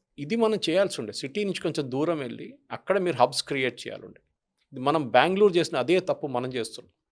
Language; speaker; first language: Telugu; non-native, fluent; Malayalam